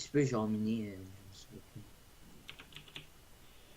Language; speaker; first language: French; native; French